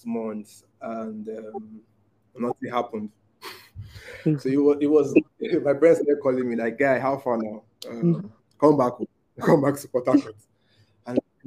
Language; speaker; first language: English; non-native, local second language; Igbo